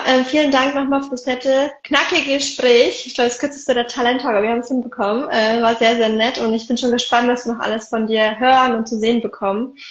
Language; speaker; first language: German; early bilingual, other home language; Arabic